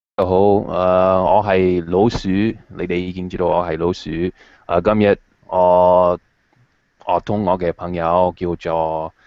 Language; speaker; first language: Cantonese; non-native, fluent; English